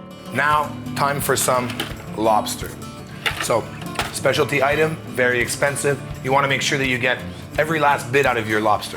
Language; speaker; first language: English; native; English